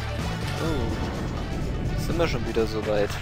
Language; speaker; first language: German; native; German